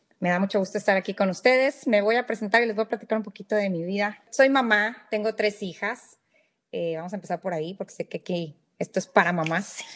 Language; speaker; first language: Spanish; native; Spanish